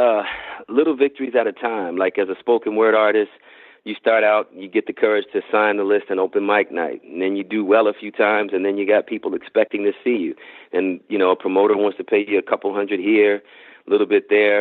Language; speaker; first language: English; native; English